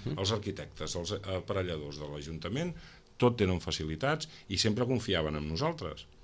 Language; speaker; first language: Catalan; non-native, local second language; Spanish